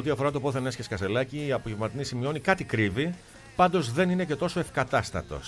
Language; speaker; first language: Greek; native; Greek